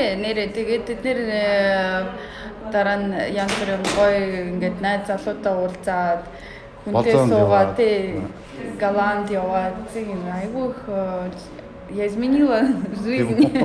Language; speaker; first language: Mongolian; early bilingual, heritage; Mongolian